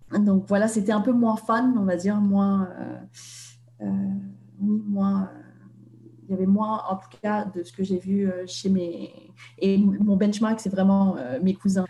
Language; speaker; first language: French; non-native, fluent; Vietnamese